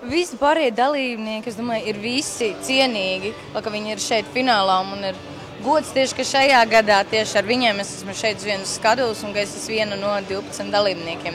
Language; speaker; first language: Latvian; native; Latvian